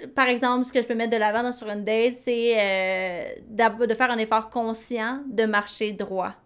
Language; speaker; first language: French; native; French